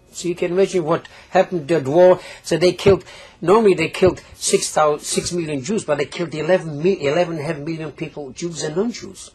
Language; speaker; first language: English; non-native, fluent; Polish